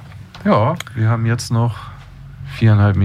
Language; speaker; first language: German; native; German